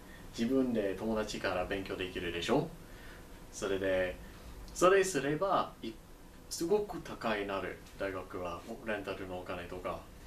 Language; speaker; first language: Japanese; non-native, learner; English